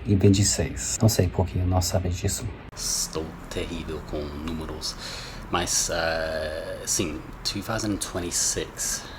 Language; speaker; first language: Portuguese; non-native, learner; English